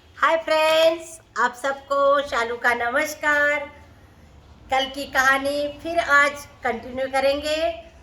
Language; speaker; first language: Hindi; non-native, local second language; Marathi